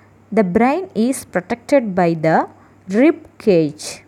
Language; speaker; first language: English; non-native, local second language; Tamil